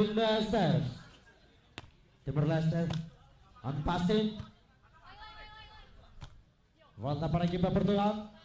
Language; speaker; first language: Portuguese; non-native, local second language; Tetum